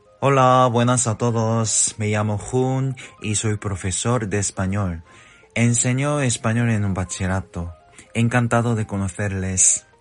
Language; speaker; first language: Spanish; non-native, fluent; Korean